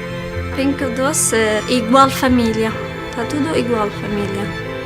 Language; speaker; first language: Portuguese; non-native, learner; Arabic